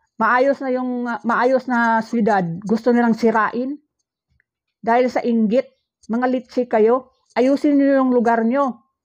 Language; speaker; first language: Filipino; non-native, local second language; Cebuano